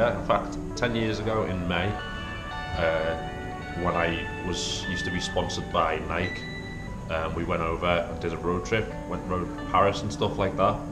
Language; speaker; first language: English; native; English